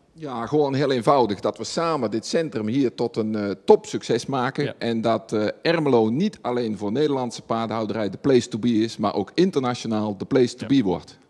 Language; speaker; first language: Dutch; native; Dutch